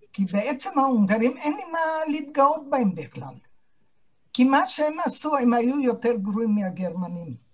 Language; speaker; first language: Hebrew; non-native, fluent; Hungarian